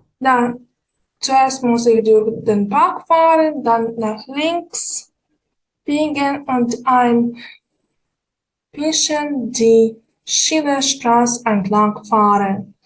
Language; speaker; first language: German; non-native, fluent; Ukrainian